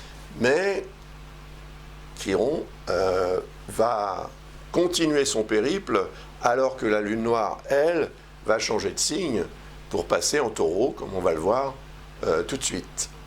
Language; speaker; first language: French; native; French